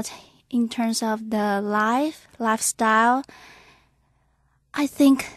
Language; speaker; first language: English; non-native, learner; Chinese